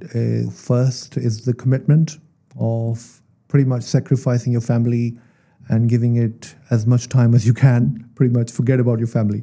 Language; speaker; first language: English; non-native, local second language; Urdu